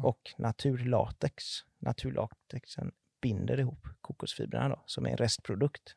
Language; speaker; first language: Swedish; native; Swedish